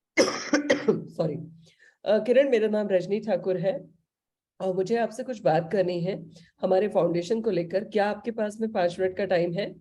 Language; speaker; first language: Hindi; native; Hindi